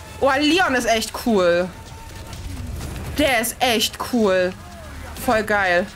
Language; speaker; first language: German; native; German